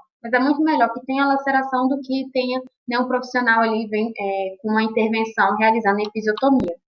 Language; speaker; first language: Portuguese; native; Portuguese